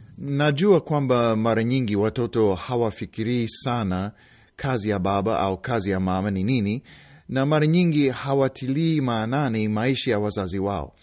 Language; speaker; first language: Swahili; non-native, fluent; English